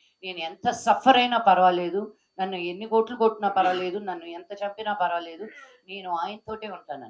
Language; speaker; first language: Telugu; native; Telugu